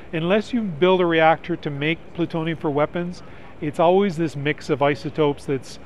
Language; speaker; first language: English; native; English